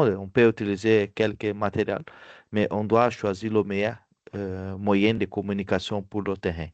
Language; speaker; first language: French; non-native, fluent; Portuguese